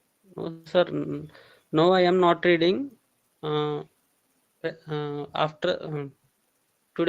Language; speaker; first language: English; non-native, learner; Telugu